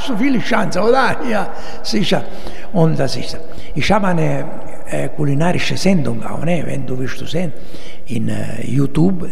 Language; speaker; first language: German; non-native, learner; Italian